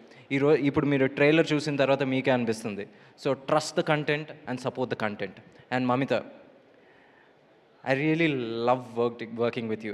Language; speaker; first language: Telugu; native; Telugu